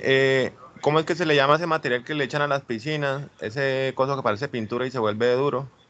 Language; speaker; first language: Spanish; native; Spanish